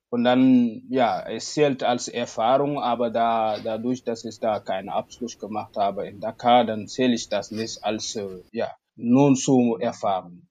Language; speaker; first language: German; non-native, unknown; Wolof